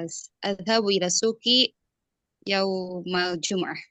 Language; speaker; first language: Arabic; non-native, learner; Indonesian